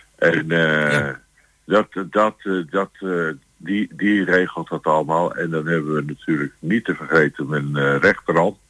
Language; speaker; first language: Dutch; native; Dutch